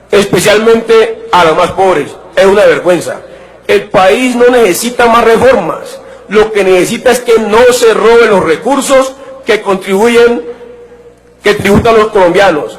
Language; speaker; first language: Spanish; native; Spanish